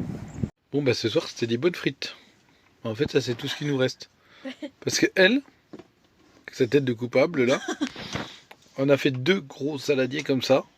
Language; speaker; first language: French; native; French